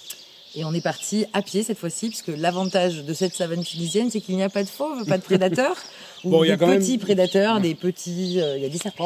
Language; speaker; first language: French; native; French